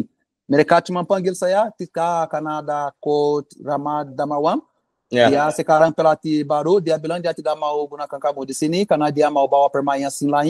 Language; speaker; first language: Indonesian; non-native, fluent; Portuguese